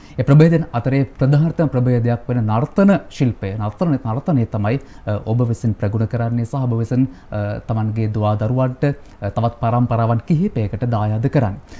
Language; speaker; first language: Sinhala; native; Sinhala